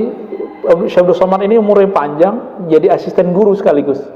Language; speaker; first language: Indonesian; native; Indonesian